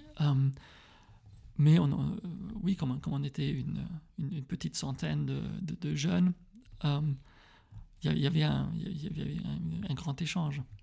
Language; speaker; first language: French; early bilingual, heritage; French